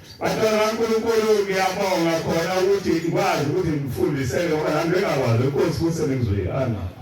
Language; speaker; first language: Zulu; native; Zulu